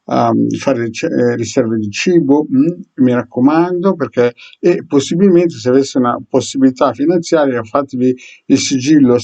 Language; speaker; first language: Italian; native; Italian